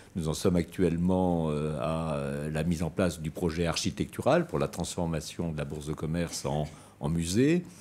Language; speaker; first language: French; native; French